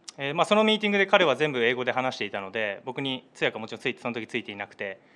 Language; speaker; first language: Japanese; native; Japanese